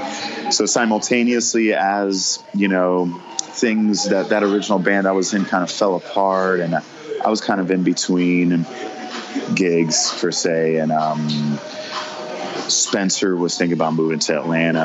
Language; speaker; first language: English; native; English